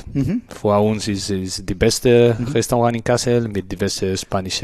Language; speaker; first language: German; non-native, learner; Spanish